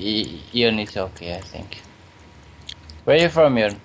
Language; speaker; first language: English; non-native, learner; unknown